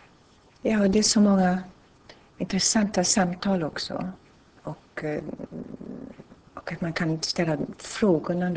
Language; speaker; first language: Swedish; non-native, fluent; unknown